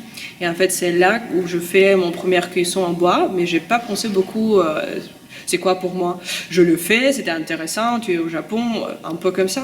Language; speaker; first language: French; non-native, learner; Russian